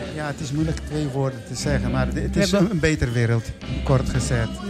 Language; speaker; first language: Dutch; non-native, fluent; Portuguese